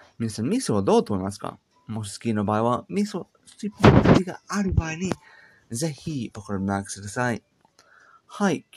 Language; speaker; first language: Japanese; non-native, learner; English